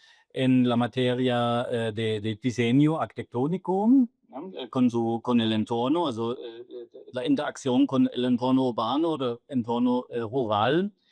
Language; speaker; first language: Spanish; non-native, fluent; German